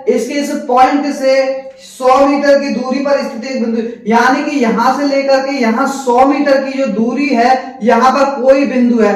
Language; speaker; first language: Hindi; native; Hindi